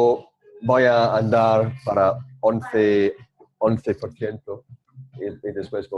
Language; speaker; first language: Spanish; non-native, learner; English